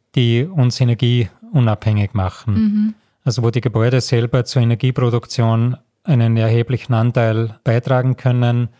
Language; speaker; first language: German; native; German